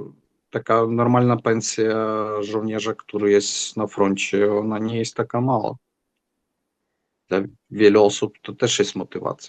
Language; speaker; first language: Polish; non-native, fluent; Ukrainian